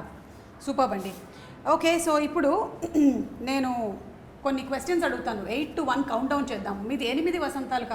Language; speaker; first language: Telugu; native; Telugu